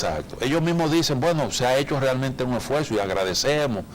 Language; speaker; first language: Spanish; native; Spanish